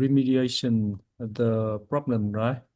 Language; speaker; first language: English; non-native, fluent; Vietnamese